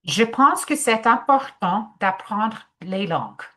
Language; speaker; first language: French; non-native, fluent; English